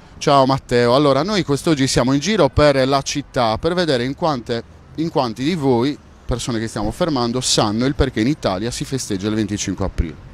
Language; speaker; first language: Italian; native; Italian